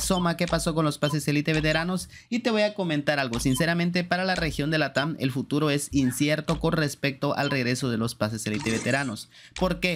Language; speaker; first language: Spanish; native; Spanish